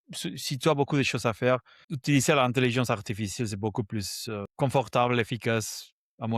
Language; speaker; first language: French; non-native, fluent; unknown